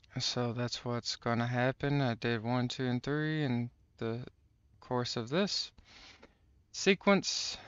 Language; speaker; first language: English; native; English